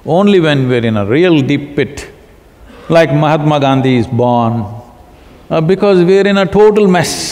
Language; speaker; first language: English; non-native, local second language; Kannada